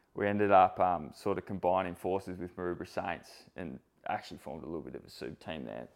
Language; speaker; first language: English; native; English